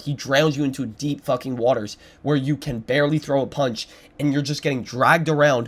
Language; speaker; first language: English; native; English